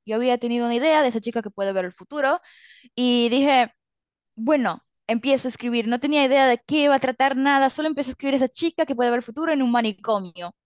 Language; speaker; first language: Spanish; early bilingual, other home language; Italian